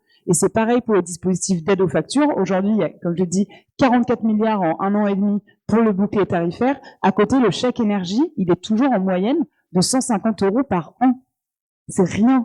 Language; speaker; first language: French; native; French